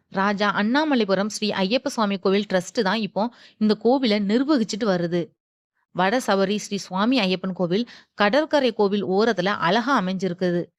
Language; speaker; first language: Tamil; native; Tamil